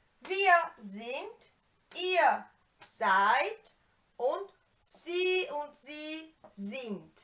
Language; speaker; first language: German; non-native, fluent; Turkish